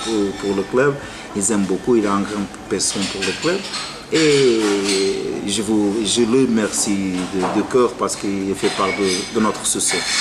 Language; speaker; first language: French; non-native, fluent; Portuguese